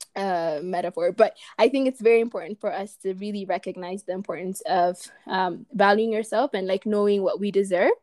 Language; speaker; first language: English; non-native, fluent; Amharic